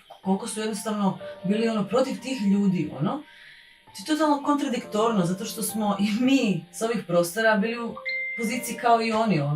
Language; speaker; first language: Bosnian; native; Bosnian